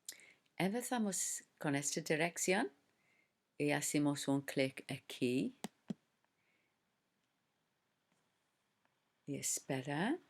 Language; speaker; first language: Spanish; non-native, learner; English